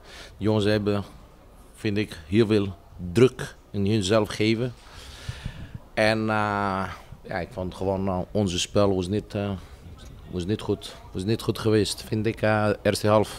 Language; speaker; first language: Dutch; non-native, fluent; Greek